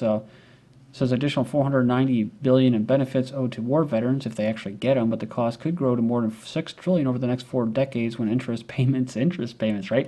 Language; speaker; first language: English; native; English